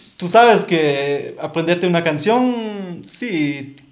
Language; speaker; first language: Spanish; non-native, fluent; German